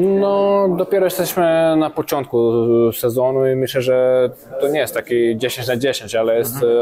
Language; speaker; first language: Polish; non-native, fluent; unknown